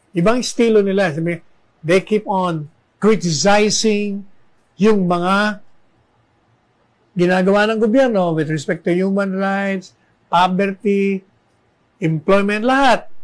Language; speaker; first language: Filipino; native; Filipino